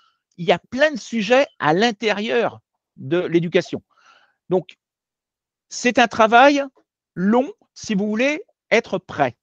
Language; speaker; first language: French; native; French